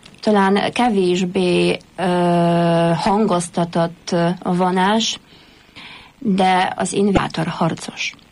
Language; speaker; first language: Hungarian; non-native, fluent; Polish